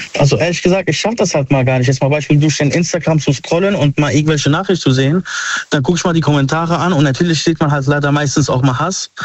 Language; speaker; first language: German; early bilingual, other home language; Arabic